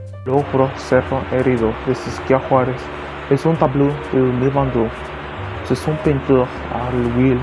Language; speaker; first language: French; non-native, learner; Spanish